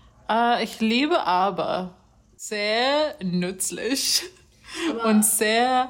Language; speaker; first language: German; non-native, learner; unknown